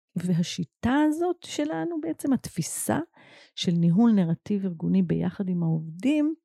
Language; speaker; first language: Hebrew; native; Hebrew